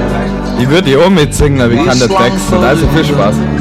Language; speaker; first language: German; native; German